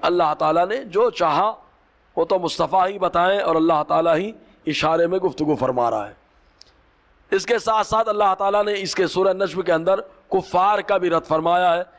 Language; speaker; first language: Urdu; native; Urdu